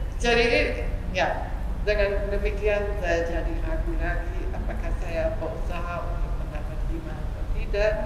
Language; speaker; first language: Indonesian; non-native, fluent; German